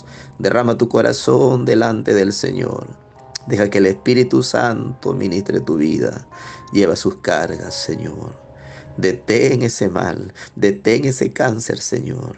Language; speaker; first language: Spanish; native; Spanish